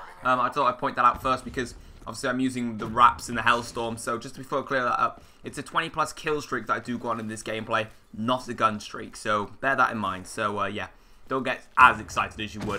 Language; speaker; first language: English; native; English